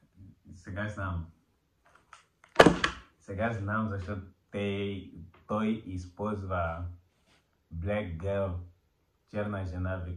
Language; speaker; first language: Bulgarian; non-native, learner; Portuguese